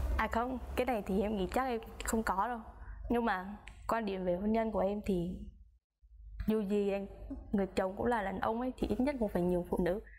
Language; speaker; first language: Vietnamese; native; Vietnamese